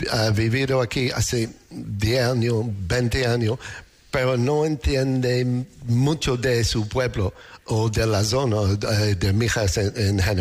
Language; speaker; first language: Spanish; non-native, learner; English